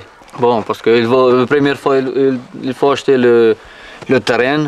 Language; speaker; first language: French; non-native, learner; Romanian